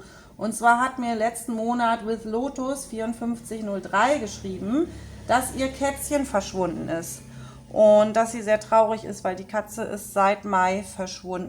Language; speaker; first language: German; native; German